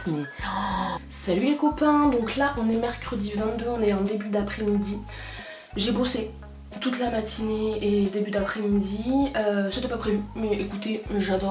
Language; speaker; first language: French; native; French